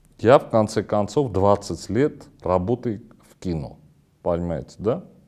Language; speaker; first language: Russian; non-native, local second language; Armenian